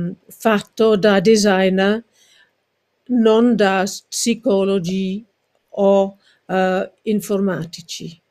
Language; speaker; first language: Italian; non-native, fluent; English